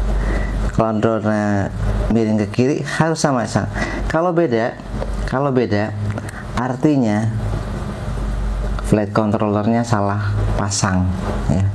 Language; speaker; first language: Indonesian; native; Indonesian